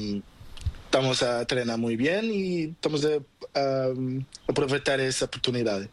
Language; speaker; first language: Spanish; non-native, learner; Portuguese